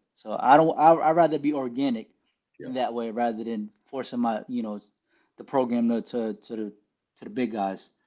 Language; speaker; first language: English; early bilingual, other home language; Filipino